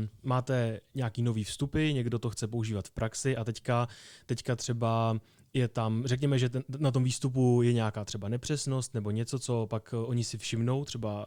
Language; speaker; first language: Czech; native; Czech